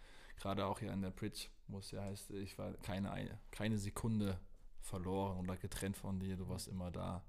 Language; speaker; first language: German; native; German